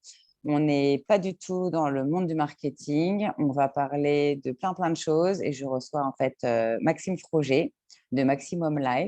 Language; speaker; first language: French; native; French